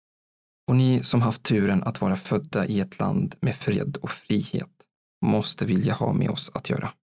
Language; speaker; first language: Swedish; non-native, fluent; Arabic